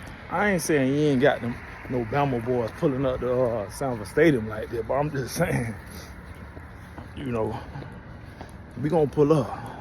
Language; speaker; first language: English; native; English